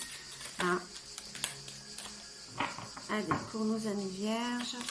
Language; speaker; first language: French; native; French